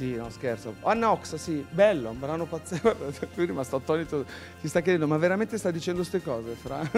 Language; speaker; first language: Italian; native; Italian